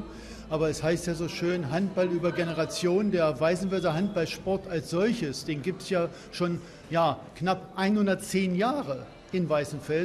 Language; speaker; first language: German; native; German